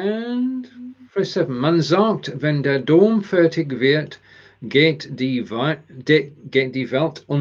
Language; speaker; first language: German; non-native, learner; English